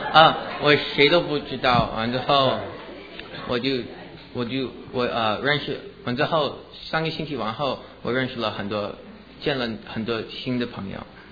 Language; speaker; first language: Chinese; early bilingual, heritage; English